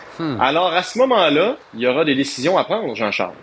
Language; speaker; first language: French; native; French